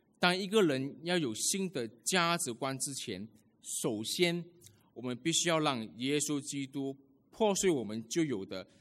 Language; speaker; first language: Chinese; early bilingual, heritage; Chinese